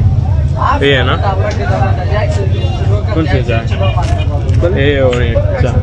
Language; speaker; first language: Hindi; non-native, local second language; Malayalam